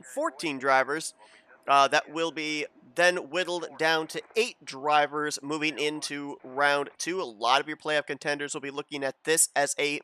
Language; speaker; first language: English; native; English